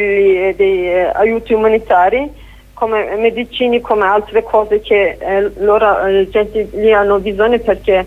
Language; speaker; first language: Italian; non-native, fluent; Kurdish